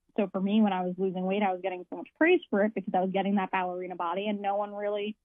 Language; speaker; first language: English; native; English